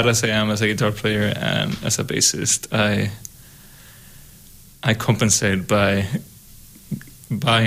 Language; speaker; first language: English; non-native, fluent; Spanish